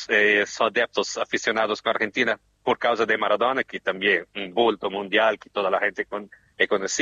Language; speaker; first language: Spanish; non-native, fluent; Portuguese